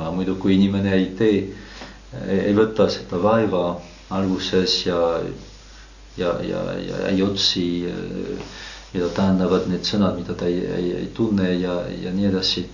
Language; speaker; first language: Estonian; non-native, fluent; French